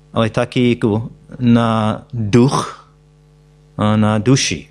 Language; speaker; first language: Czech; non-native, fluent; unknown